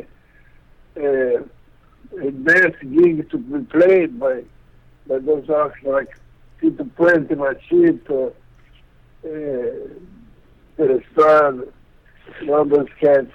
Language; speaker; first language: English; non-native, fluent; Portuguese